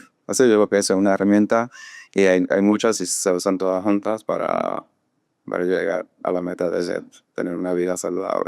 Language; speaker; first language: Spanish; non-native, fluent; English